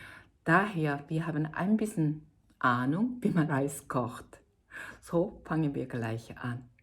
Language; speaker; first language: German; non-native, learner; Korean